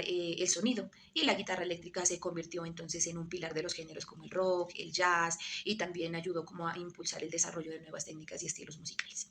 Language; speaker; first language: Spanish; native; Spanish